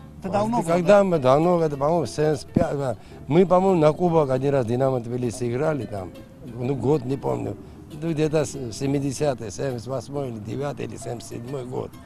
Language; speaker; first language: Russian; non-native, local second language; Georgian